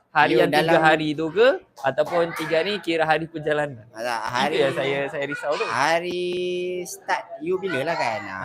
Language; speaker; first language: Malay; native; Malay